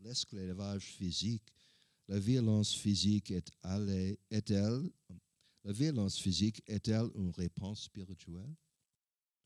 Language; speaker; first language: French; non-native, learner; English